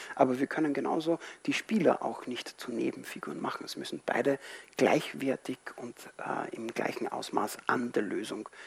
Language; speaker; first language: German; non-native, fluent; Spanish